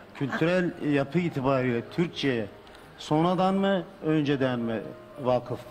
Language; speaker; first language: Turkish; non-native, fluent; Persian